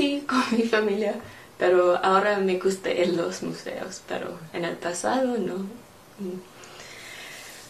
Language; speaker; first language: Spanish; non-native, learner; English